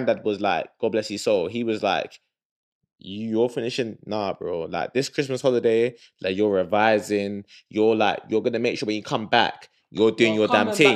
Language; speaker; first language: English; native; English